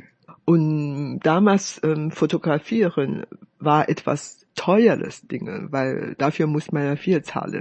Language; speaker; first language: German; non-native, fluent; Chinese